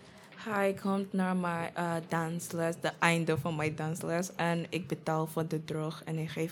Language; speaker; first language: Dutch; non-native, learner; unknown